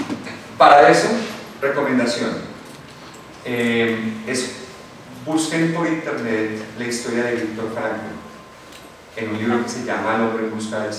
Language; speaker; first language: Spanish; native; Spanish